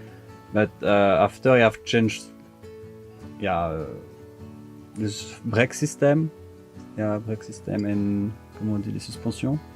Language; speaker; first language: English; non-native, learner; French